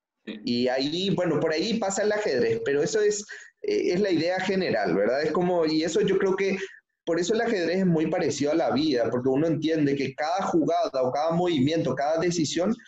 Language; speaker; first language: Spanish; native; Spanish